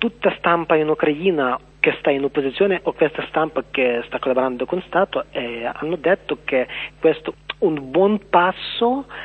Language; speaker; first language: Italian; non-native, learner; Ukrainian